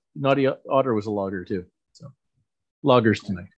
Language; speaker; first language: English; native; English